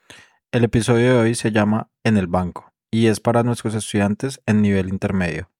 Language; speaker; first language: Spanish; native; Spanish